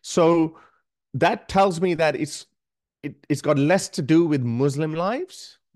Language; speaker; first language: English; non-native, local second language; Urdu